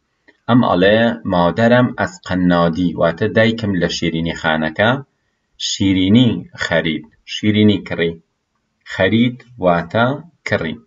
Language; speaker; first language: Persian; non-native, fluent; Central Kurdish